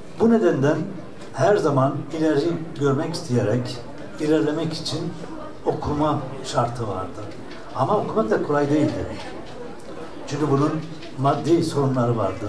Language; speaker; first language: Turkish; early bilingual, heritage; Turkish